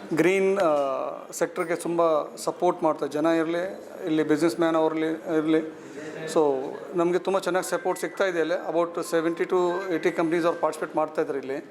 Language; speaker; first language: Kannada; non-native, local second language; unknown